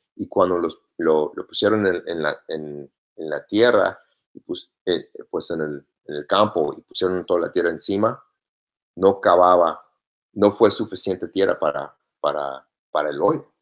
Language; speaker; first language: Spanish; non-native, learner; English